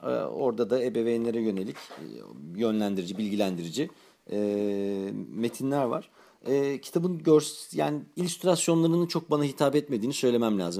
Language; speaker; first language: Turkish; native; Turkish